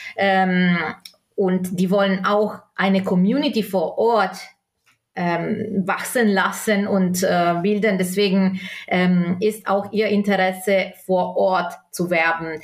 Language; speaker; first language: German; non-native, local second language; Italian